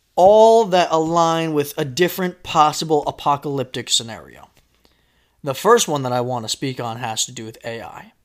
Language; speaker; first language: English; native; English